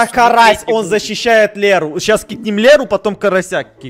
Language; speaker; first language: Russian; native; Russian